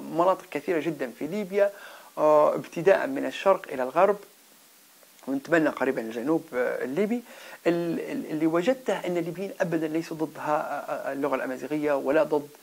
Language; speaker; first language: Arabic; non-native, local second language; Berber languages